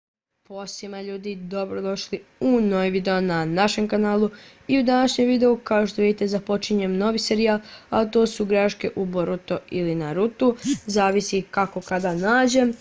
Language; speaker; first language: Bosnian; native; Bosnian